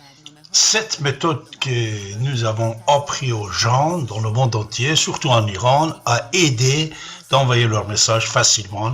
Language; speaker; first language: French; non-native, fluent; Persian